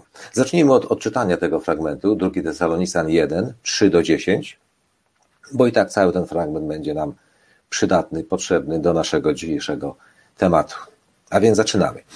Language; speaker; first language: Polish; native; Polish